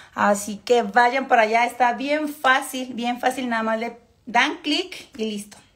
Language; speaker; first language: Spanish; native; Spanish